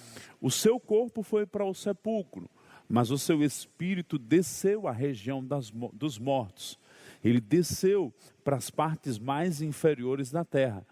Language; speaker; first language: Portuguese; native; Portuguese